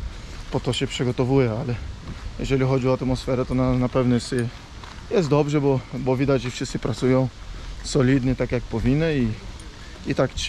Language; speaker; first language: Polish; non-native, fluent; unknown